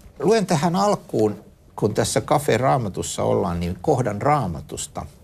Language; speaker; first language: Finnish; native; Finnish